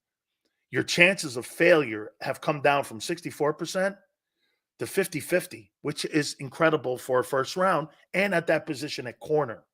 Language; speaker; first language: English; native; English